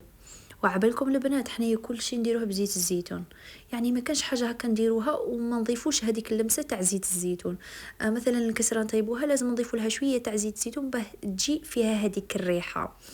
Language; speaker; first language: Arabic; native; Arabic